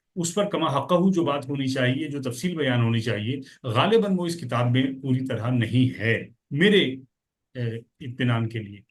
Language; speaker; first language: Urdu; native; Urdu